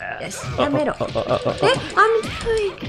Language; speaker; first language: English; non-native, learner; Japanese